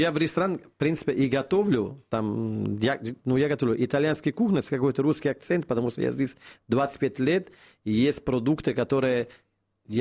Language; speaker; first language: Russian; non-native, fluent; Italian